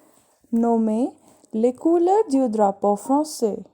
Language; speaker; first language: French; non-native, fluent; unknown